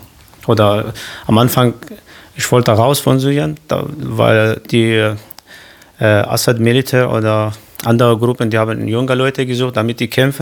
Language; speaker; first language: German; non-native, learner; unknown